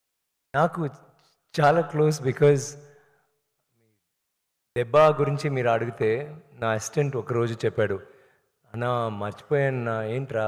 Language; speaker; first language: Telugu; non-native, learner; Tamil